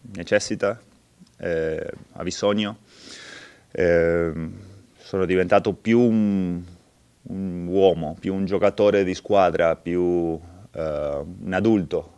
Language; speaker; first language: Italian; non-native, fluent; Spanish